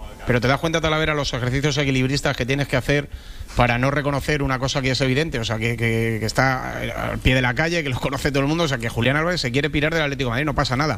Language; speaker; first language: Spanish; native; Spanish